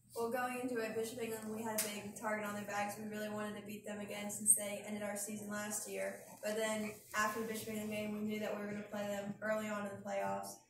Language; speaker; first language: English; native; English